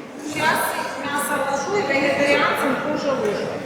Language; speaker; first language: Russian; non-native, local second language; Ukrainian